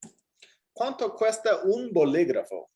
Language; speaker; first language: Spanish; non-native, fluent; English